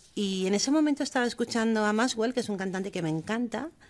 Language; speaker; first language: Spanish; early bilingual, heritage; German